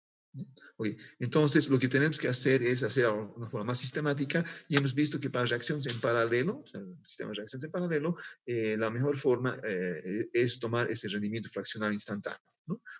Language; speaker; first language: Spanish; native; Spanish